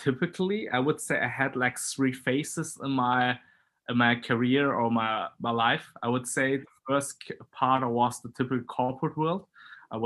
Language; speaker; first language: English; non-native, fluent; German